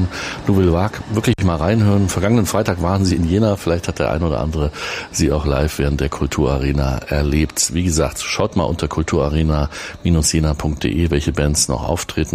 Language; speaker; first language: German; native; German